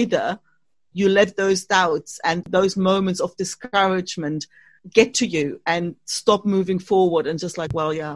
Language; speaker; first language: English; non-native, fluent; German